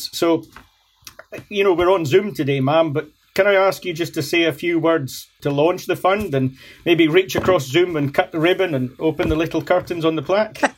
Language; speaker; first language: English; native; English